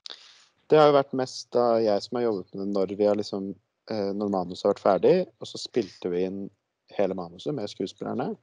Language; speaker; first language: Norwegian; native; Norwegian